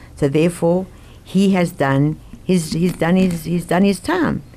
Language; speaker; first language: English; native; English